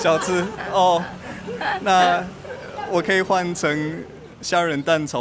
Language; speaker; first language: Chinese; non-native, learner; English